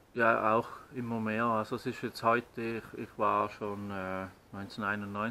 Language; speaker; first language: German; native; German